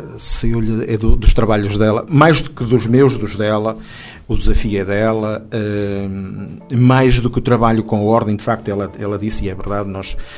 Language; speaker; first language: Portuguese; native; Portuguese